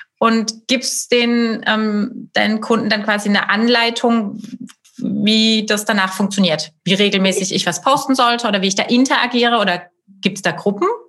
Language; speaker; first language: German; native; German